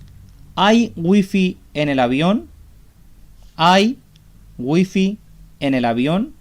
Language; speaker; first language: Spanish; non-native, fluent; Urdu